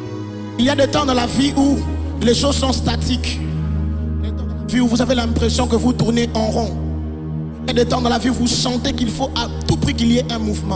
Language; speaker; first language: French; non-native, local second language; Lingala